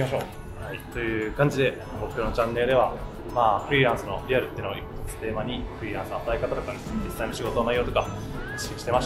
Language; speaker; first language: Japanese; native; Japanese